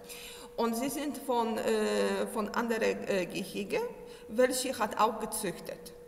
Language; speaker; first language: German; non-native, learner; Polish